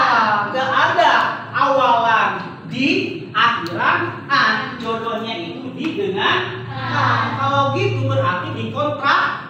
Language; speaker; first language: Indonesian; native; Indonesian